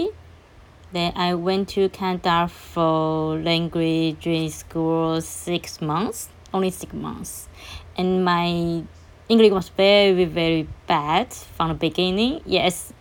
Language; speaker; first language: English; non-native, learner; Chinese